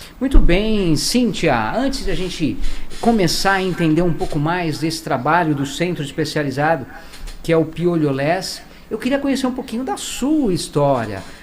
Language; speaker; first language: Portuguese; native; Portuguese